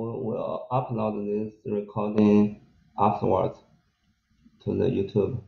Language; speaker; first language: English; non-native, fluent; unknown